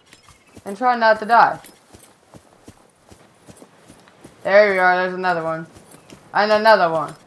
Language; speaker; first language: English; native; English